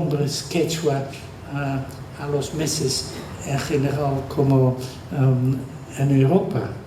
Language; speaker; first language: Spanish; non-native, fluent; Dutch